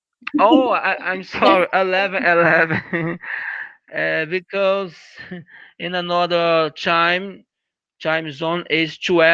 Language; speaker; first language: English; non-native, learner; Portuguese